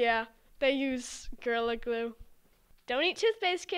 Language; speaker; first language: English; native; English